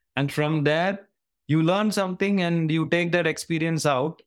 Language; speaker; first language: English; non-native, local second language; Malayalam